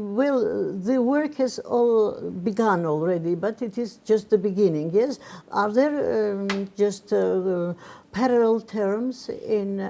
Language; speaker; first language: English; non-native, fluent; Georgian